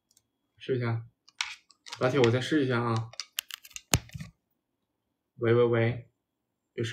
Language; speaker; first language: Chinese; native; Chinese